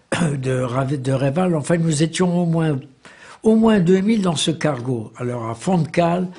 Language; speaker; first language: French; native; French